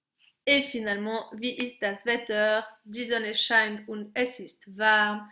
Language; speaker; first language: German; non-native, local second language; French